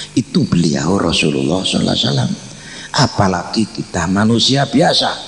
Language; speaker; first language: Indonesian; non-native, local second language; Javanese